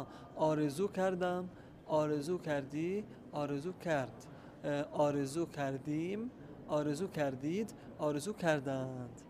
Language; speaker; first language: Persian; non-native, learner; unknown